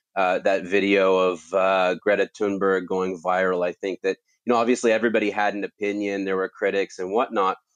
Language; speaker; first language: English; native; English